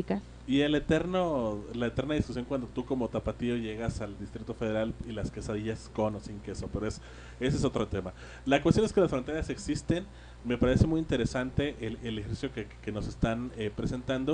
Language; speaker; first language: Spanish; native; Spanish